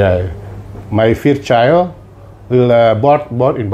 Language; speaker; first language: English; non-native, learner; Indonesian